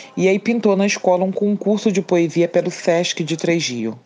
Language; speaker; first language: Portuguese; native; Portuguese